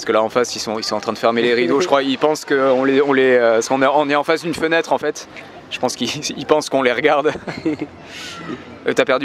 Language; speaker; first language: French; native; French